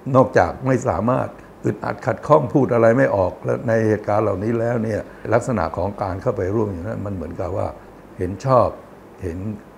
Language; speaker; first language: Thai; native; Thai